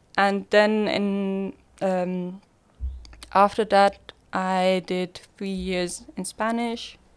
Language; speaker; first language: English; non-native, fluent; German